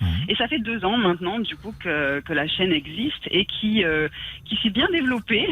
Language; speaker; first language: French; native; French